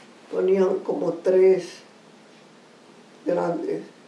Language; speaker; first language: Spanish; early bilingual, heritage; Spanish